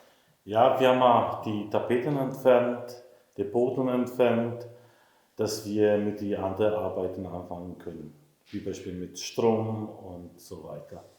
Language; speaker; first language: German; non-native, fluent; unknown